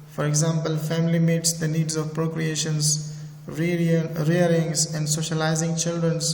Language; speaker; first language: English; non-native, fluent; Persian